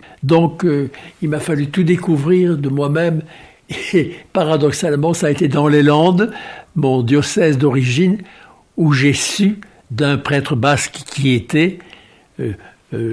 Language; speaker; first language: French; native; French